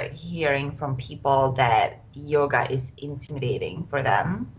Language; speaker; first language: English; non-native, fluent; Czech